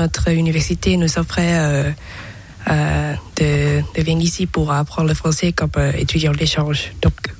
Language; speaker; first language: French; non-native, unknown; Thai